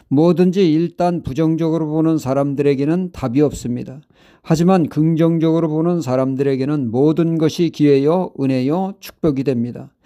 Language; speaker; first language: Korean; native; Korean